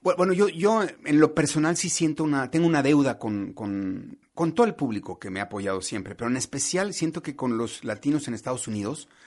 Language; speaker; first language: Spanish; native; Spanish